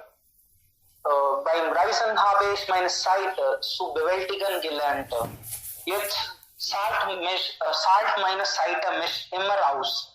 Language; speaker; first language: German; non-native, learner; Hindi